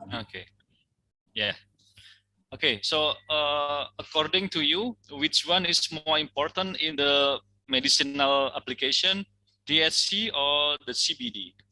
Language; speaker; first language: English; non-native, fluent; Indonesian